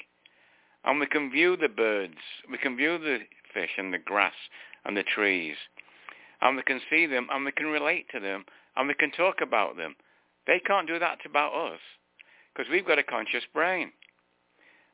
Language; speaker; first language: English; native; English